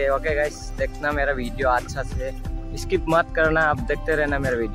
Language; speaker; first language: Hindi; non-native, local second language; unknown